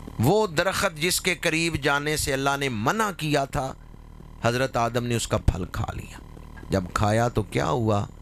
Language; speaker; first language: Urdu; non-native, local second language; Punjabi